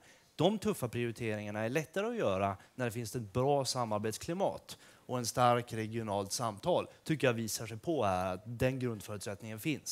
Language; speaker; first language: Swedish; native; Swedish